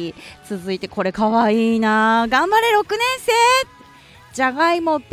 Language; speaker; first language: Japanese; native; Japanese